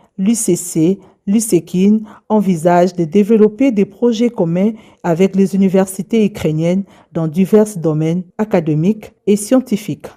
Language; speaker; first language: French; native; French